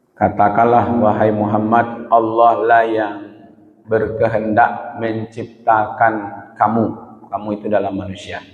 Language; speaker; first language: Malay; non-native, local second language; Minangkabau